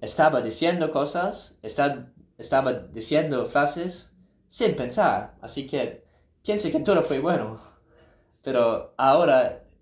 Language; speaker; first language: Spanish; non-native, learner; English